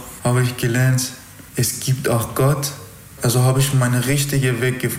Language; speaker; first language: German; non-native, learner; Persian